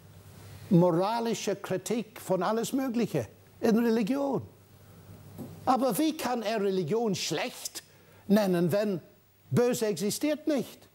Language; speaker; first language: German; non-native, fluent; English